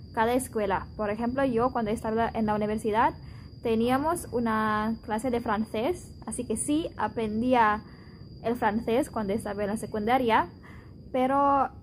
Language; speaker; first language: Spanish; non-native, fluent; Indonesian